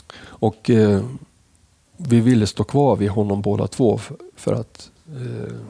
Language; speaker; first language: Swedish; native; Swedish